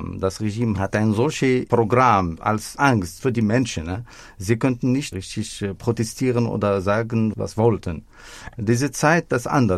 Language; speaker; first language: German; non-native, fluent; Arabic